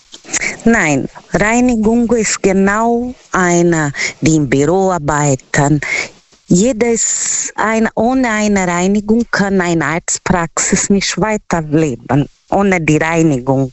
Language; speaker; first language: German; non-native, learner; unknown